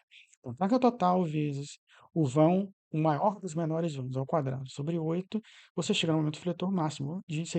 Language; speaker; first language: Portuguese; native; Portuguese